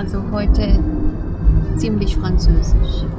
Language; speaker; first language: German; non-native, fluent; Arabic